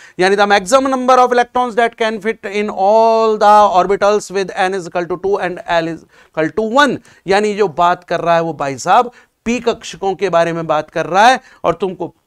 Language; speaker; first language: Hindi; native; Hindi